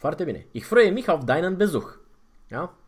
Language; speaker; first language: German; non-native, fluent; Romanian